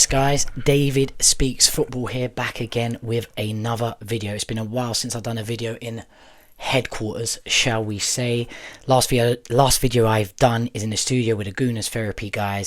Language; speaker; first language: English; native; English